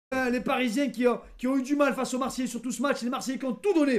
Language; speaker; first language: French; native; French